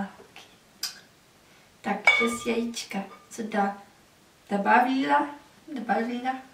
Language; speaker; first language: Russian; early bilingual, heritage; German